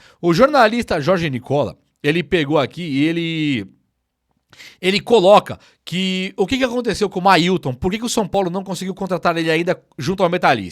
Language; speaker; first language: Portuguese; native; Portuguese